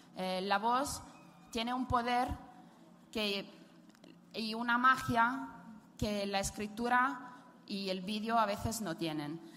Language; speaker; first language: Spanish; non-native, fluent; Italian